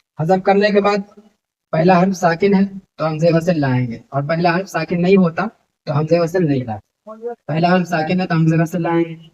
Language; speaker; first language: Urdu; native; Urdu